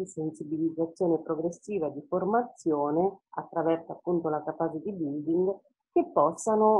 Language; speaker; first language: Italian; native; Italian